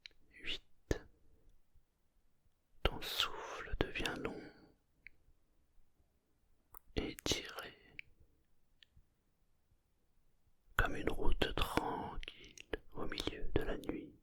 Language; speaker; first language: French; native; French